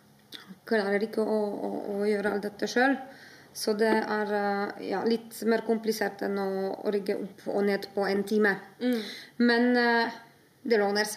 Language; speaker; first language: Norwegian; non-native, fluent; Polish